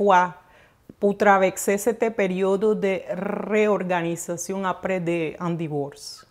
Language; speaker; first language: French; non-native, fluent; Spanish